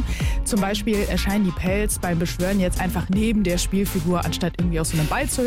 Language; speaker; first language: German; native; German